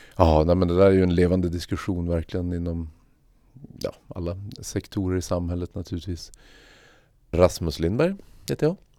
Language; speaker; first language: Swedish; native; Swedish